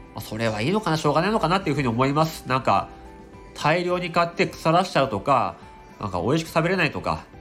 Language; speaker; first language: Japanese; native; Japanese